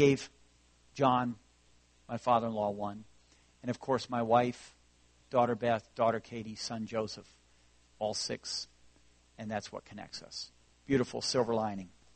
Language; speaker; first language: English; native; English